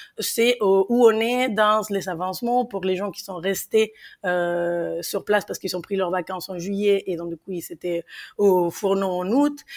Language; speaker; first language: French; non-native, fluent; Spanish